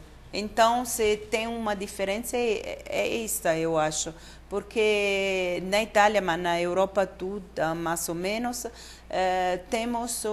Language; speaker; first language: Portuguese; non-native, fluent; Italian